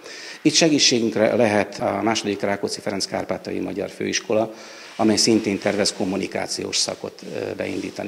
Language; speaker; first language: Hungarian; native; Hungarian